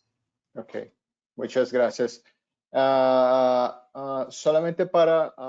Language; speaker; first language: Spanish; non-native, fluent; Portuguese